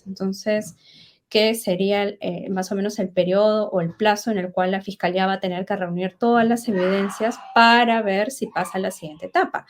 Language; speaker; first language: Spanish; native; Spanish